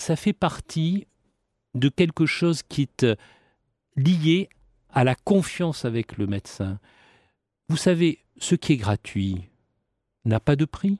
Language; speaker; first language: French; native; French